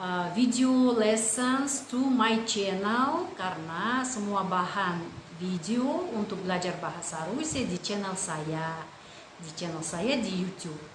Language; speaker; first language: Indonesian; non-native, fluent; Russian